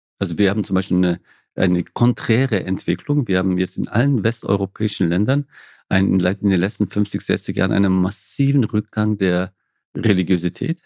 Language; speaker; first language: German; early bilingual, other home language; Kurdish